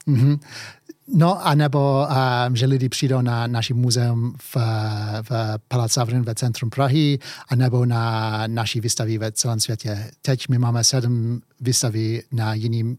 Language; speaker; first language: Czech; early bilingual, heritage; English